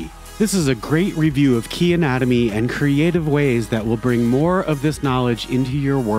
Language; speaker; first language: English; native; English